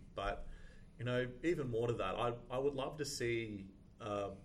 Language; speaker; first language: English; native; English